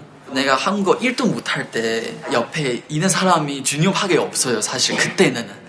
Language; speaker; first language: Korean; non-native, fluent; Chinese